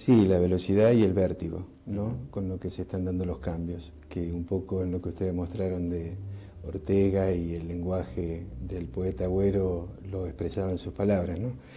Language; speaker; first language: Spanish; native; Spanish